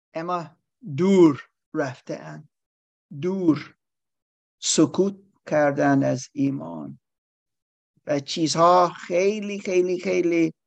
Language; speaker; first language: Persian; non-native, learner; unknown